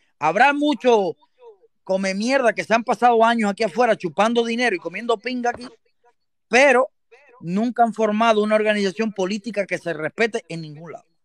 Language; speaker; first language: Spanish; native; Spanish